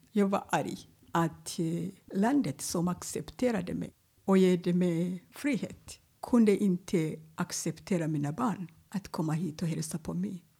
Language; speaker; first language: Swedish; non-native, fluent; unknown